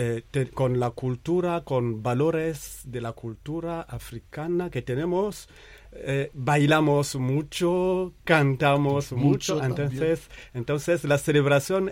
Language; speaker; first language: Spanish; non-native, fluent; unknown